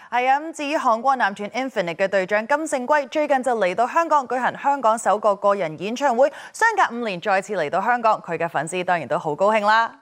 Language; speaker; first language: Chinese; native; Chinese